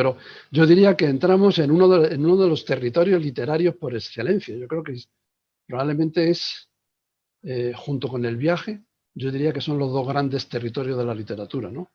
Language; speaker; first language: Spanish; native; Spanish